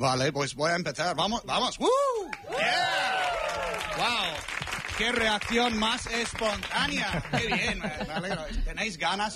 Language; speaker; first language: Spanish; non-native, fluent; English